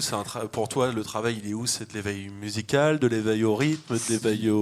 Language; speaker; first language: French; native; French